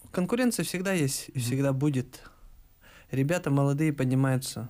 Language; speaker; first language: Russian; native; Russian